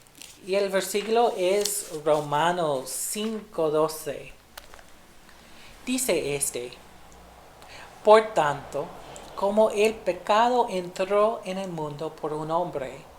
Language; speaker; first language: Spanish; non-native, fluent; English